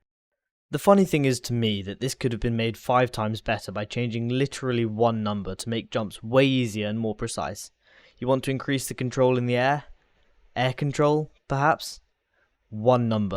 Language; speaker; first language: English; native; English